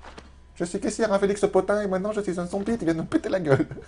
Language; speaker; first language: French; native; French